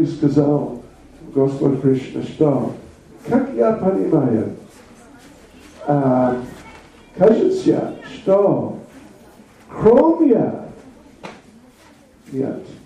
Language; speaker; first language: Russian; non-native, learner; English